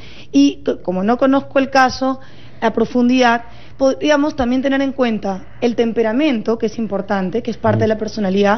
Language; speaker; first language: Spanish; native; Spanish